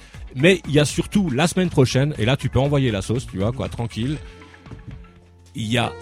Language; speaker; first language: French; native; French